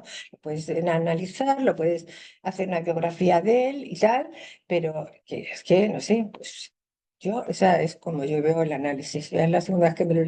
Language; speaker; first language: Spanish; native; Spanish